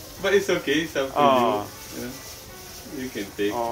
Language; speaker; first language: English; non-native, local second language; Malay